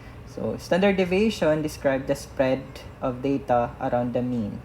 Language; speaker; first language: English; non-native, local second language; Cebuano